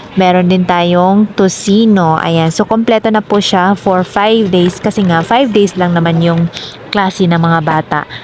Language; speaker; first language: Filipino; native; Filipino